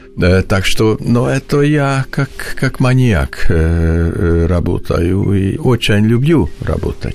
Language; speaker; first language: Russian; non-native, learner; Hungarian